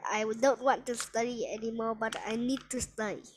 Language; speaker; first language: English; non-native, learner; Vietnamese